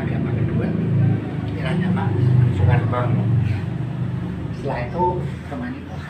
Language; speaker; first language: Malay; non-native, local second language; Javanese